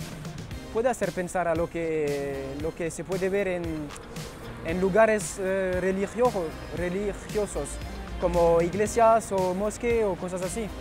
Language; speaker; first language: Spanish; early bilingual, heritage; French